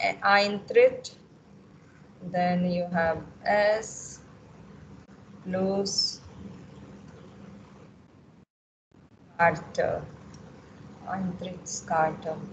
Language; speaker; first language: German; non-native, fluent; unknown